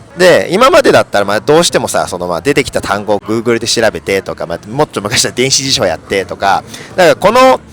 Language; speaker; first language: Japanese; native; Japanese